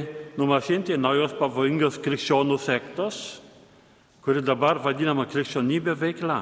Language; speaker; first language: Lithuanian; native; Lithuanian